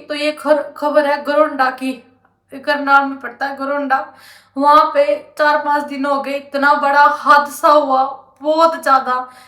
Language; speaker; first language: Hindi; native; Hindi